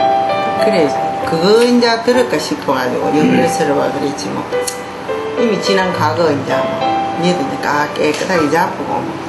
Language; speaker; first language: Korean; native; Korean